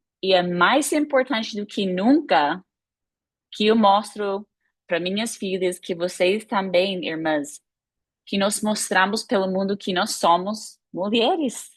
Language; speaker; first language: Portuguese; non-native, fluent; English